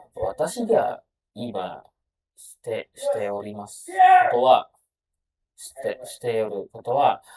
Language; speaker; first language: Japanese; non-native, learner; Indonesian